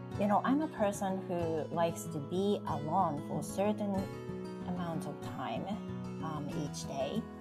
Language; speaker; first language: English; non-native, fluent; Japanese